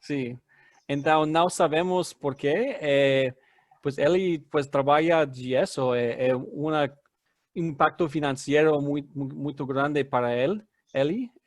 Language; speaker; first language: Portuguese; non-native, learner; English